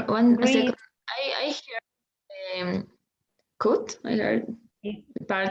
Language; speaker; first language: English; non-native, learner; Spanish